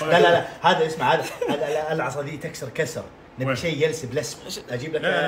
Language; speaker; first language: Arabic; native; Arabic